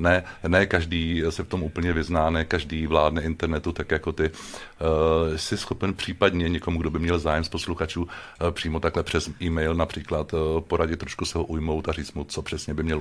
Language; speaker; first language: Czech; native; Czech